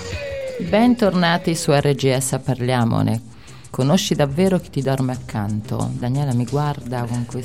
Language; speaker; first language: Italian; native; Italian